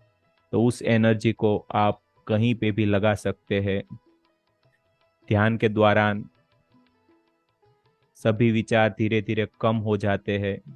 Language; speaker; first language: Hindi; native; Hindi